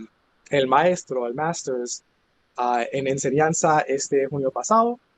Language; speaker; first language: Spanish; non-native, fluent; English